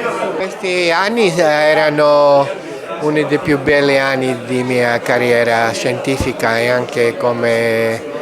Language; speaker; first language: Italian; non-native, learner; Georgian